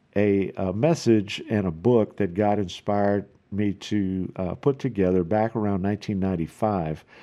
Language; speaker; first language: English; native; English